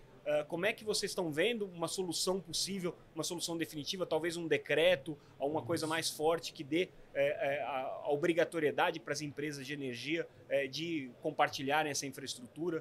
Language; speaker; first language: Portuguese; native; Portuguese